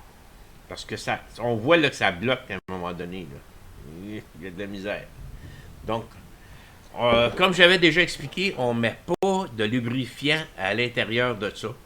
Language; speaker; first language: French; native; French